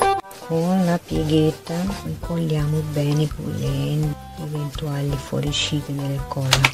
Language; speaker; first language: Italian; non-native, fluent; Portuguese